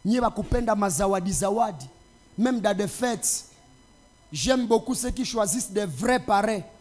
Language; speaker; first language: French; non-native, local second language; Swahili